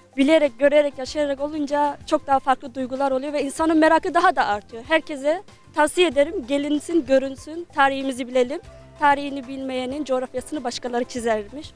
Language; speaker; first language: Turkish; early bilingual, heritage; Turkish